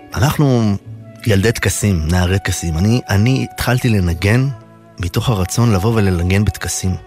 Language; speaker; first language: Hebrew; native; Hebrew